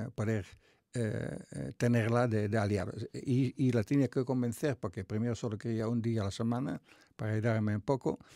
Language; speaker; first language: Spanish; non-native, fluent; Dutch